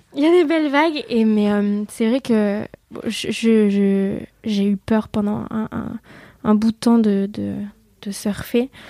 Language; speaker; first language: French; early bilingual, other home language; Vietnamese